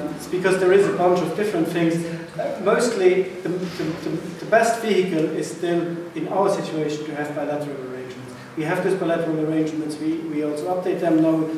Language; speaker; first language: English; non-native, fluent; Luxembourgish